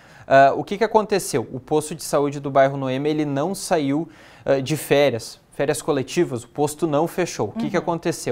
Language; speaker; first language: Portuguese; native; Portuguese